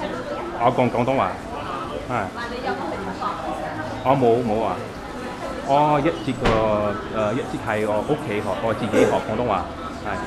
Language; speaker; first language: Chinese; non-native, learner; English